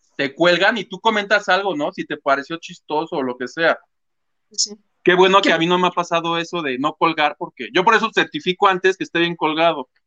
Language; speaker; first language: Spanish; native; Spanish